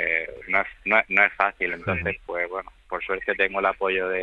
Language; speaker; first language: Spanish; native; Spanish